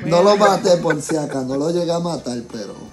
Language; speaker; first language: Spanish; native; Spanish